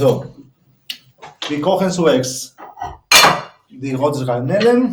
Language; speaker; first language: German; non-native, learner; Spanish